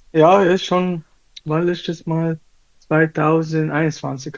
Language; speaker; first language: German; non-native, learner; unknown